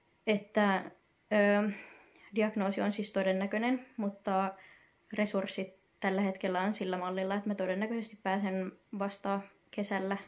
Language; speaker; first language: Finnish; native; Finnish